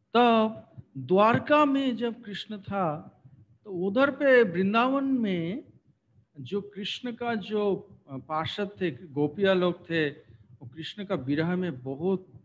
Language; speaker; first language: Hindi; non-native, local second language; Bangla